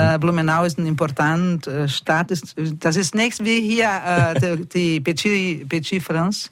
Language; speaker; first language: German; early bilingual, heritage; German